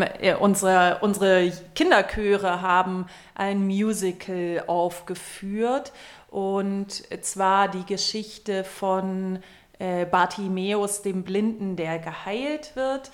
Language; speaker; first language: German; native; German